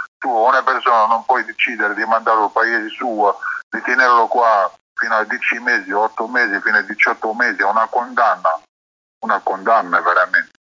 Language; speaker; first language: Italian; non-native, learner; Arabic